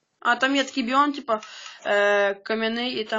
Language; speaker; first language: Ukrainian; native; Ukrainian